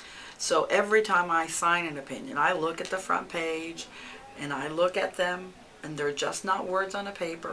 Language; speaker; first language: English; early bilingual, other home language; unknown